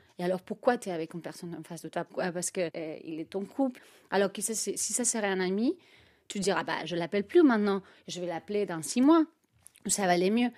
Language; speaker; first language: French; non-native, fluent; Spanish